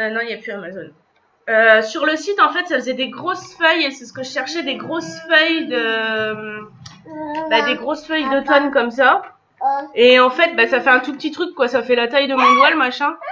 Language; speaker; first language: French; native; French